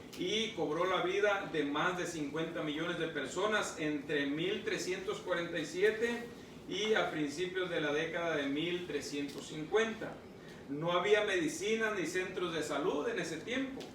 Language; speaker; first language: Spanish; native; Spanish